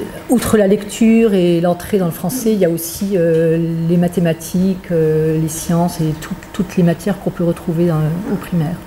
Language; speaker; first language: French; native; French